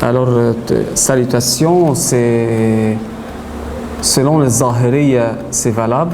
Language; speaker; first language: French; non-native, fluent; Arabic